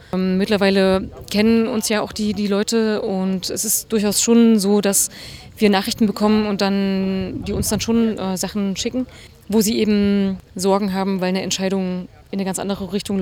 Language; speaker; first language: German; native; German